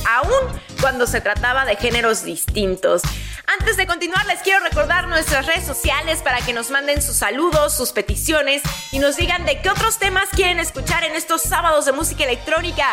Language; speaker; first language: Spanish; native; Spanish